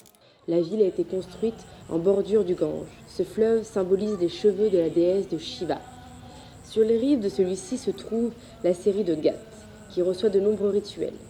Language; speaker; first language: French; native; French